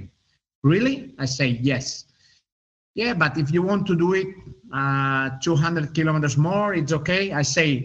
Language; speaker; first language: English; non-native, learner; Spanish